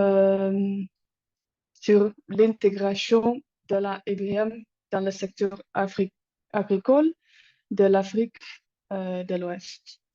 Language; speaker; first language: French; non-native, learner; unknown